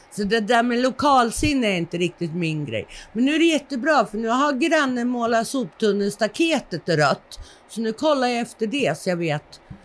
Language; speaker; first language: Swedish; native; Swedish